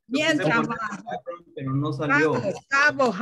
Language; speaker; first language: Spanish; non-native, learner; English